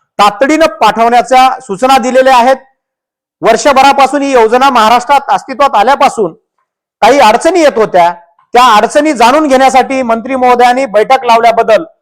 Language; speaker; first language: Marathi; non-native, local second language; Lambadi